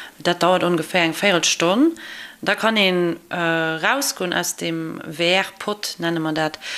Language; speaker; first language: Luxembourgish; native; Luxembourgish